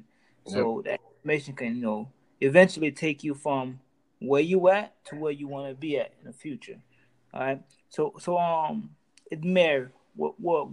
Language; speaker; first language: English; native; English